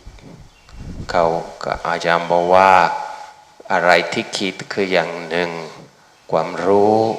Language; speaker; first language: Thai; non-native, fluent; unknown